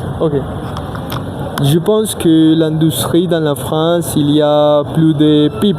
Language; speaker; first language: French; non-native, learner; Spanish